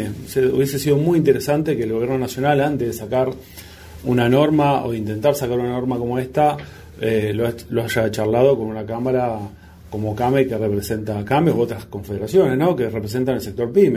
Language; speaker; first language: Spanish; native; Spanish